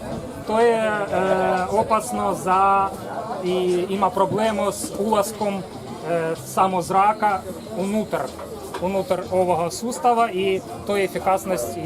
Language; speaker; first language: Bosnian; non-native, learner; Ukrainian